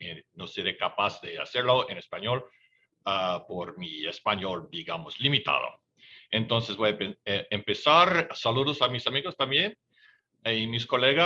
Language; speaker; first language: Spanish; non-native, fluent; English